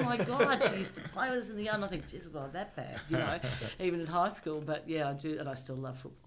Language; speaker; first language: English; native; English